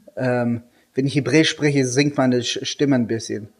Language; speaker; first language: German; non-native, fluent; Hebrew